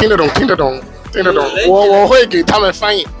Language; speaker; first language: Chinese; non-native, fluent; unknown